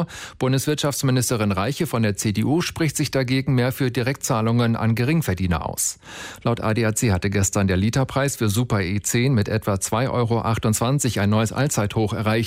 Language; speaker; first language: German; native; German